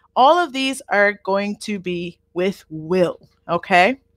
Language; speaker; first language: English; native; English